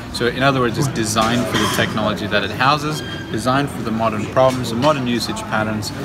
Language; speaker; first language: English; non-native, fluent; Ukrainian